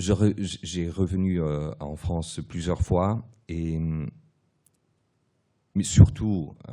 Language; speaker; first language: French; early bilingual, other home language; Portuguese